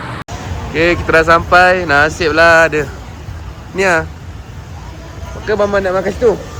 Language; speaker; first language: Malay; native; Malay